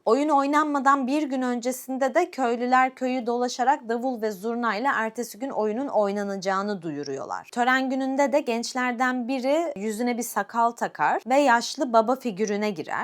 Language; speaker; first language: Turkish; native; Turkish